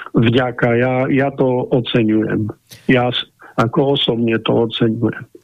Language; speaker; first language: Slovak; native; Slovak